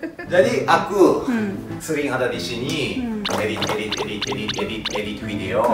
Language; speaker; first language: Indonesian; non-native, fluent; Japanese